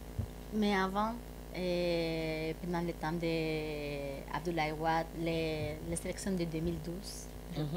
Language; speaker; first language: French; non-native, fluent; Spanish